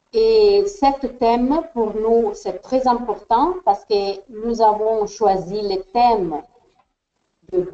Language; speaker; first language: French; non-native, fluent; Spanish